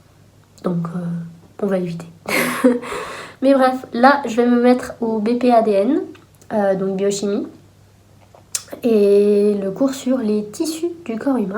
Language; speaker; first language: French; native; French